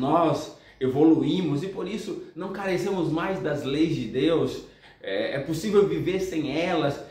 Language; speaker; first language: Portuguese; native; Portuguese